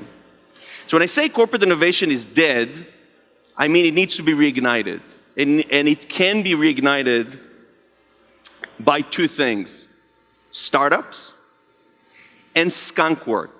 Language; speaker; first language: English; non-native, fluent; Hebrew